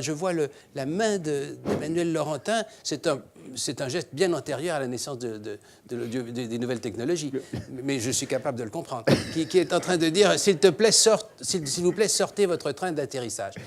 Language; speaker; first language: French; native; French